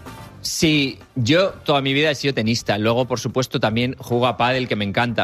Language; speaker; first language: Spanish; native; Spanish